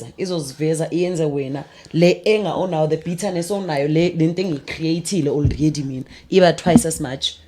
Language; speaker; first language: Zulu; non-native, local second language; Southern Sotho